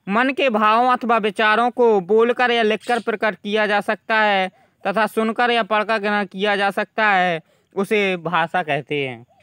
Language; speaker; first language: Hindi; native; Hindi